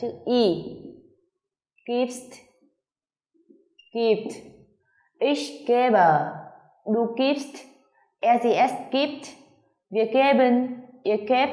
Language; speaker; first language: German; non-native, fluent; Vietnamese